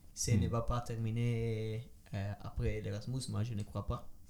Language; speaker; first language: French; non-native, learner; Italian